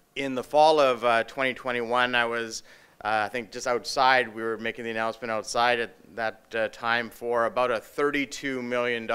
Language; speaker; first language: English; native; English